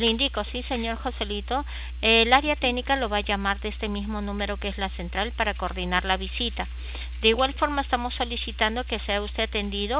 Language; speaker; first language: Spanish; native; Spanish